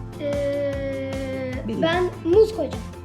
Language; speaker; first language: Turkish; early bilingual, heritage; Turkish